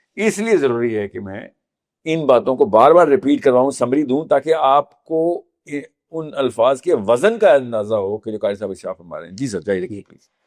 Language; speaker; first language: Urdu; native; Urdu